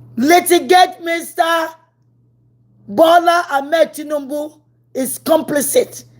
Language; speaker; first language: English; non-native, local second language; Yoruba